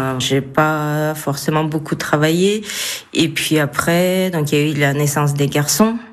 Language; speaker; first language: French; non-native, fluent; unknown